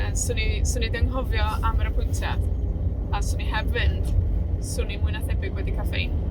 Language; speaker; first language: Welsh; non-native, learner; Spanish